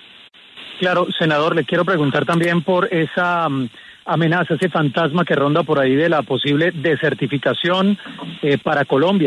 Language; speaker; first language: Spanish; native; Spanish